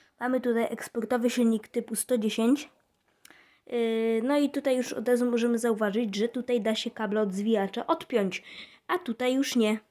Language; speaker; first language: Polish; native; Polish